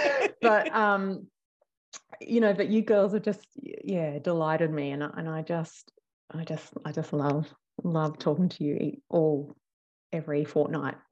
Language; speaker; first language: English; native; English